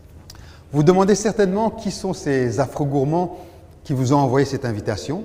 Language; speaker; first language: French; native; French